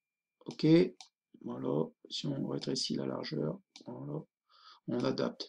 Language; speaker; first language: French; native; French